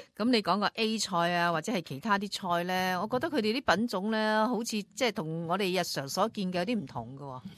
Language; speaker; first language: Cantonese; native; Cantonese